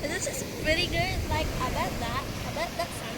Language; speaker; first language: English; non-native, fluent; Korean